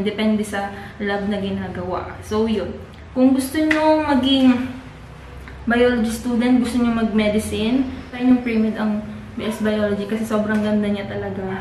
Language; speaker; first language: Filipino; non-native, local second language; Bikol